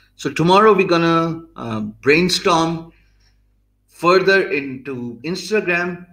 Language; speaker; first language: English; non-native, local second language; Urdu